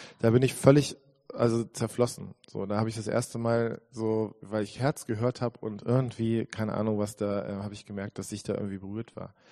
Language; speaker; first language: German; native; German